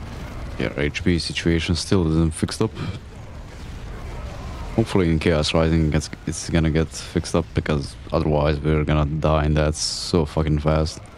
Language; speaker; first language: English; native; English